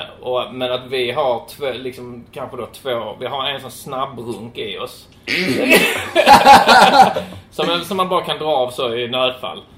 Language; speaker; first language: Swedish; native; Swedish